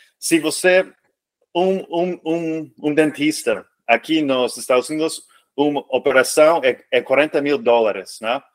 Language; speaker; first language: Portuguese; non-native, fluent; English